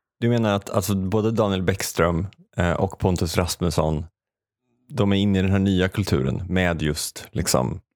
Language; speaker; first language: Swedish; native; Swedish